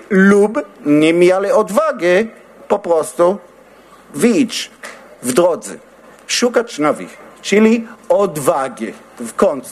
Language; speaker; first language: Polish; non-native, learner; Hebrew